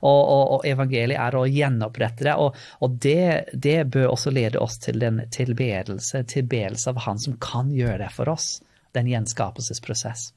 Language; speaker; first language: Norwegian; non-native, fluent; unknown